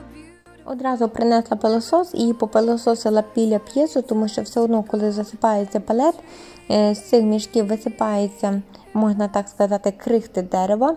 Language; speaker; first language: Ukrainian; native; Ukrainian